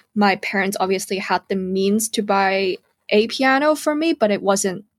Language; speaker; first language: English; early bilingual, other home language; Cantonese